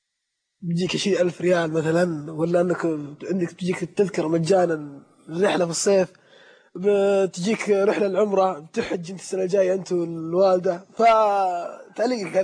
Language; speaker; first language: Arabic; native; Arabic